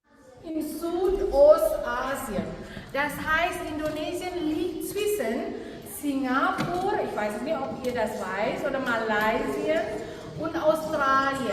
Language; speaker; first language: German; non-native, fluent; Indonesian